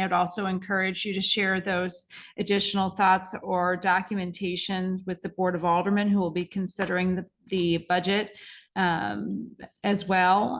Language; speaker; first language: English; native; English